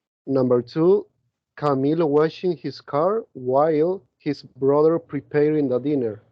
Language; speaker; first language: English; non-native, learner; Spanish